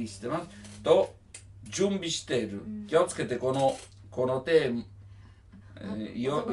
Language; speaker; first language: Japanese; non-native, learner; Italian